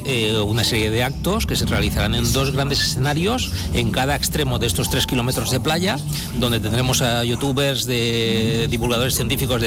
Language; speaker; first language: Spanish; native; Spanish